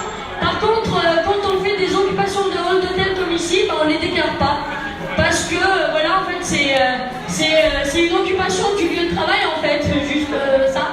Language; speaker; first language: French; native; French